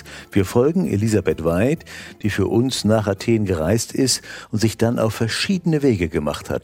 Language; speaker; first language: German; native; German